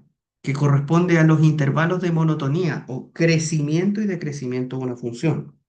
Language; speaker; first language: Spanish; native; Spanish